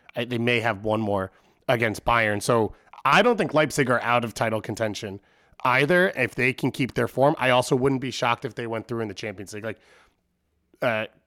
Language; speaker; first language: English; native; English